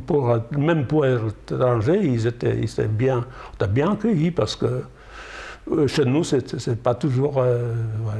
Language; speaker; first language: French; non-native, learner; Polish